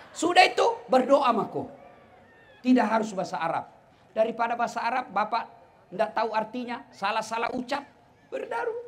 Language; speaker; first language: Indonesian; non-native, local second language; Buginese